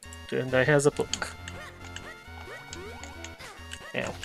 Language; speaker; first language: English; native; English